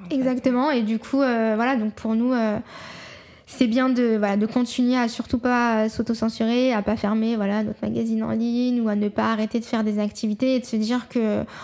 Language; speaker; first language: French; native; French